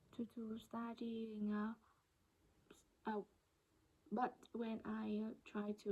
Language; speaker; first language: English; non-native, learner; Vietnamese